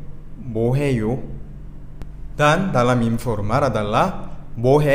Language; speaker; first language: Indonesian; non-native, fluent; Korean